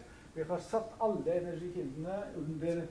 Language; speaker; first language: Norwegian; non-native, fluent; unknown